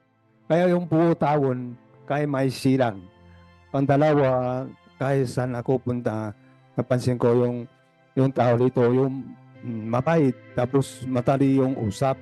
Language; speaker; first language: Filipino; non-native, learner; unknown